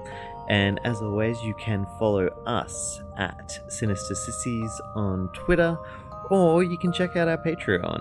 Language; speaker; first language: English; native; English